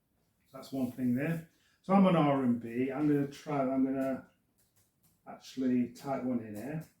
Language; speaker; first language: English; native; English